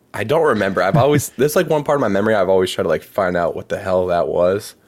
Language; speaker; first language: English; native; English